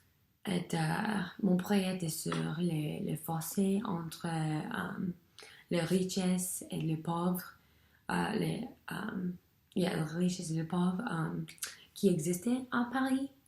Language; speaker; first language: French; non-native, learner; English